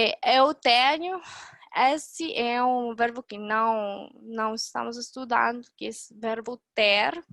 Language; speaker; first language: Portuguese; non-native, fluent; Spanish